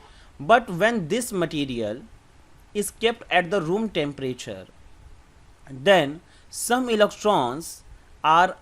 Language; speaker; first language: English; non-native, local second language; Hindi